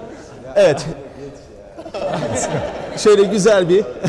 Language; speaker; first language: Turkish; native; Turkish